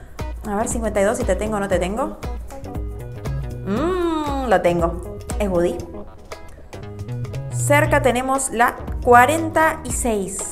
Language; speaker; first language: Spanish; native; Spanish